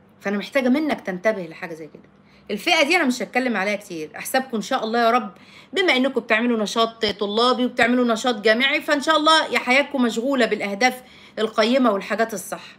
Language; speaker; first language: Arabic; native; Arabic